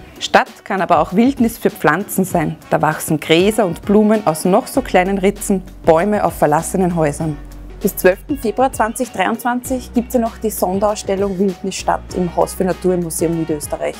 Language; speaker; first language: German; native; German